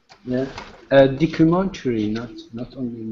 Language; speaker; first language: English; non-native, learner; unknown